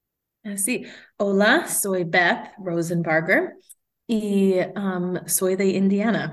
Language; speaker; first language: Spanish; non-native, learner; English